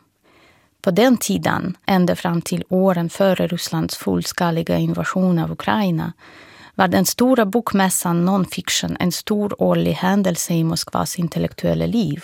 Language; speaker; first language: Swedish; non-native, fluent; Russian